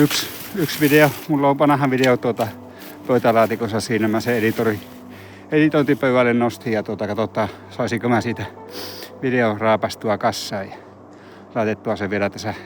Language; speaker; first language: Finnish; native; Finnish